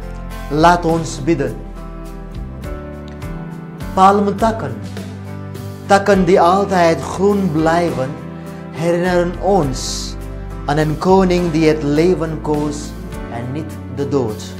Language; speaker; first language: Dutch; non-native, fluent; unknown